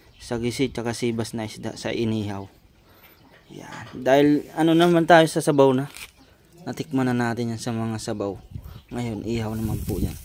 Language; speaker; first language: Filipino; non-native, local second language; Bikol